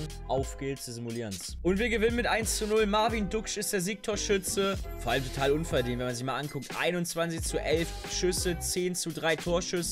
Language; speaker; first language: German; native; German